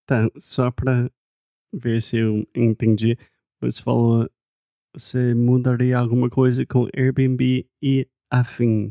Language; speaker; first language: Portuguese; non-native, fluent; English